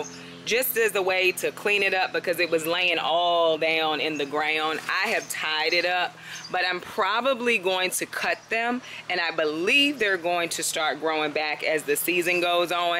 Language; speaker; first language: English; native; English